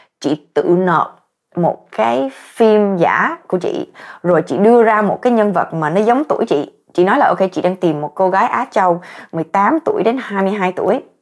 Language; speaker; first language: Vietnamese; early bilingual, heritage; Vietnamese